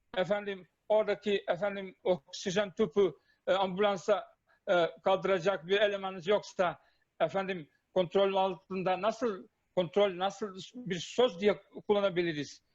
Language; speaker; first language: Turkish; non-native, fluent; Bosnian